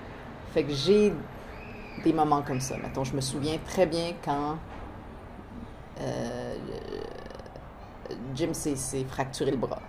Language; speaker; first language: French; early bilingual, other home language; Spanish